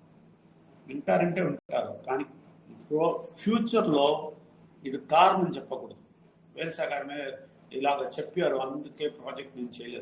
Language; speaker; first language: Telugu; non-native, fluent; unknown